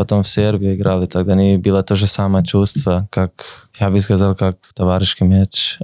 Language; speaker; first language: Russian; non-native, learner; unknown